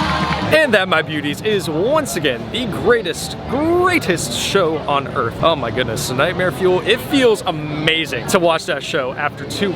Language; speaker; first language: English; native; English